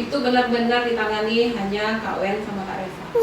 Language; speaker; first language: Indonesian; non-native, local second language; Minangkabau